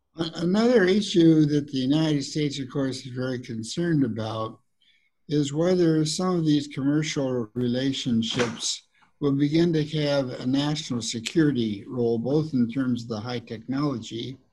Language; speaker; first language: English; native; English